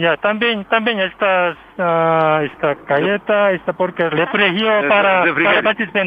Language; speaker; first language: Spanish; non-native, learner; Korean